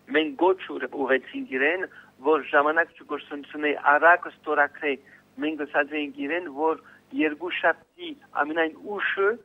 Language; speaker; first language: Armenian; early bilingual, heritage; Armenian